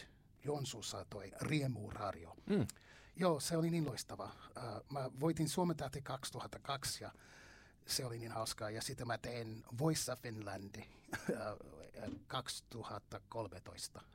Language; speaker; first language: Finnish; non-native, learner; English